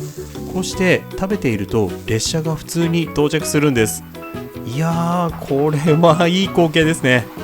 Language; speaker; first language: Japanese; native; Japanese